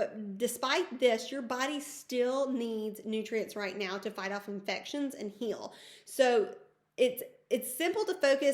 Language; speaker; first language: English; native; English